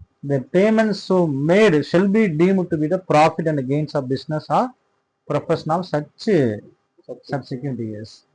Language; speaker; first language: English; non-native, local second language; Tamil